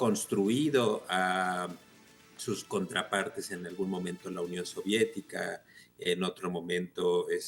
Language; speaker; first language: Spanish; native; Spanish